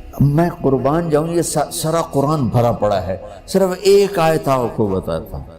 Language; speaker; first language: Urdu; non-native, local second language; Punjabi